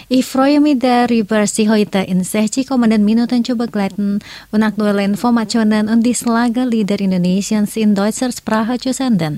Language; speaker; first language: German; non-native, learner; Indonesian